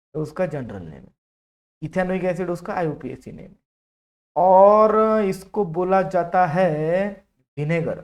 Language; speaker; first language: Hindi; non-native, local second language; Marathi